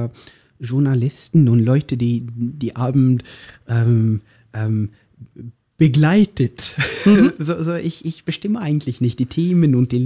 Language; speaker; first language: German; non-native, learner; Norwegian